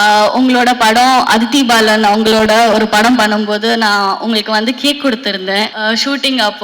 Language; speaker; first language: Tamil; non-native, fluent; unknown